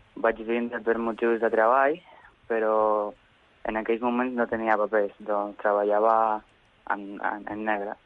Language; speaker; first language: Catalan; early bilingual, other home language; Spanish